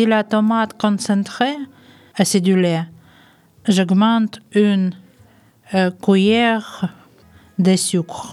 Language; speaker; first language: French; non-native, learner; Ukrainian